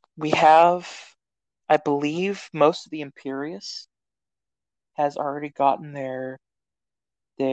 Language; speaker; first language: English; native; English